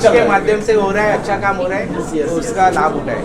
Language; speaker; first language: Hindi; non-native, local second language; Marathi